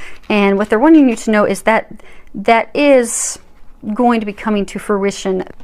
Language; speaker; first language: English; native; English